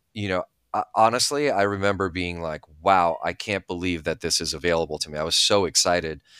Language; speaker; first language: English; early bilingual, other home language; Bulgarian